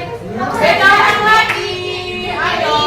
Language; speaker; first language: Malay; native; Malay